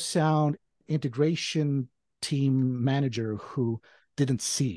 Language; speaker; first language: English; non-native, fluent; Swedish